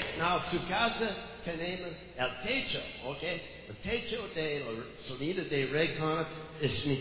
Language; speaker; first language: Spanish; non-native, learner; English